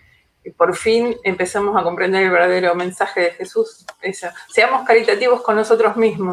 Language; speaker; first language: Spanish; native; Spanish